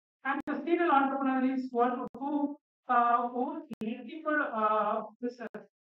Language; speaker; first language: English; non-native, local second language; Tamil